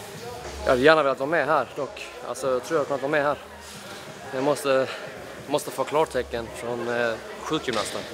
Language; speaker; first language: Swedish; native; Swedish